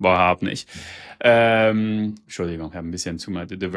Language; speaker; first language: German; early bilingual, heritage; German